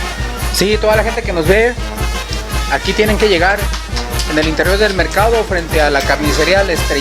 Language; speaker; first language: Spanish; native; Spanish